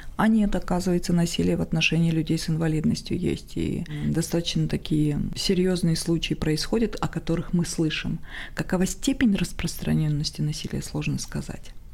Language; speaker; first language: Russian; non-native, local second language; Tajik